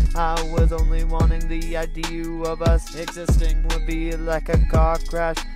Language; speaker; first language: English; native; English